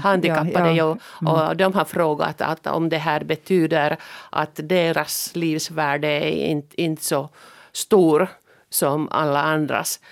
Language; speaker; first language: Swedish; non-native, local second language; Finnish